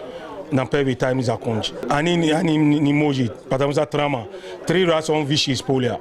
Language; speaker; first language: Russian; non-native, learner; Tajik